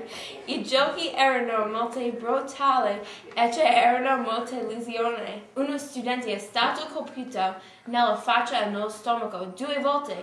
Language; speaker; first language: Italian; non-native, learner; English